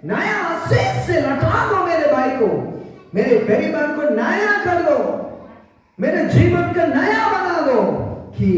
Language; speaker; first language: Hindi; non-native, local second language; Bangla